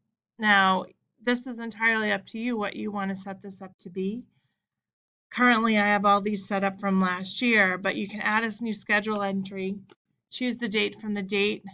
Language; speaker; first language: English; native; English